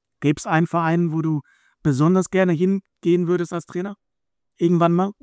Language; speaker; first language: German; native; German